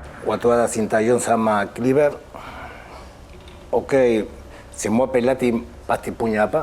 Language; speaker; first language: Indonesian; non-native, fluent; Spanish